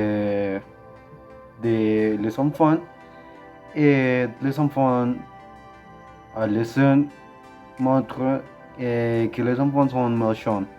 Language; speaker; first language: French; non-native, learner; Spanish